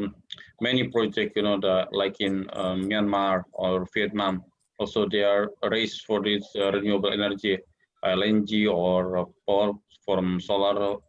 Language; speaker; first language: English; non-native, learner; Indonesian